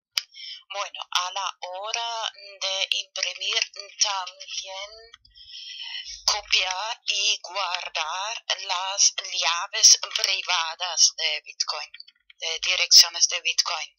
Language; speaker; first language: Spanish; non-native, fluent; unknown